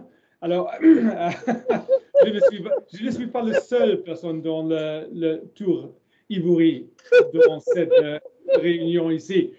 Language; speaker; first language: French; non-native, learner; German